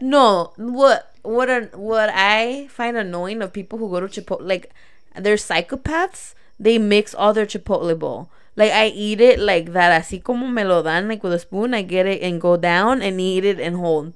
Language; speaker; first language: English; early bilingual, other home language; Spanish